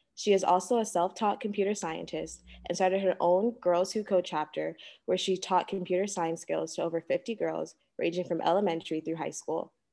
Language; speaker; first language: English; native; English